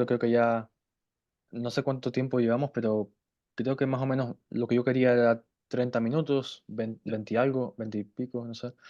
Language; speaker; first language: Spanish; non-native, fluent; German